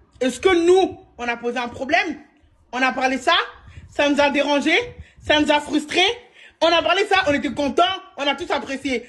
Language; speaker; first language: French; early bilingual, other home language; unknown